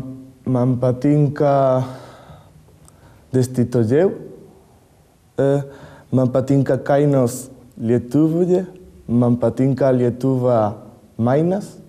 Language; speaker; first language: Lithuanian; non-native, learner; Spanish